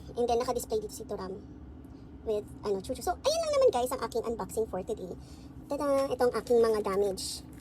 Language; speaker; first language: Filipino; native; Filipino